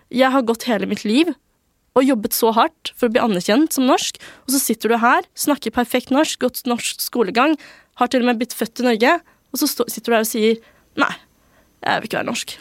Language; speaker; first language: Norwegian; early bilingual, other home language; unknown